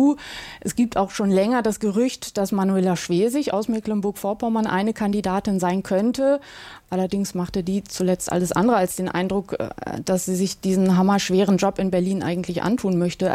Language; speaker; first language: German; native; German